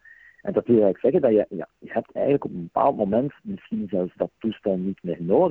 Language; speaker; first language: Dutch; native; Dutch